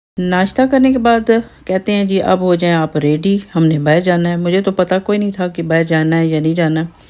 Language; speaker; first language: Urdu; non-native, local second language; Pahari-Potwari